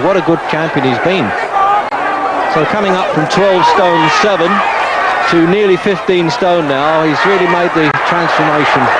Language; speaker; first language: English; native; English